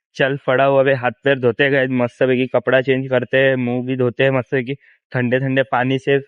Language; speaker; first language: Hindi; non-native, local second language; Marathi